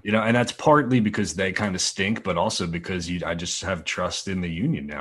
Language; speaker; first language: English; native; English